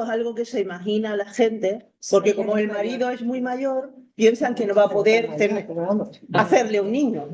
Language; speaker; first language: Spanish; native; Spanish